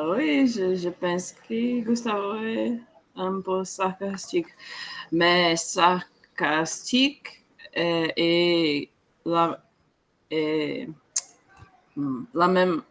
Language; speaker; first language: French; non-native, learner; Portuguese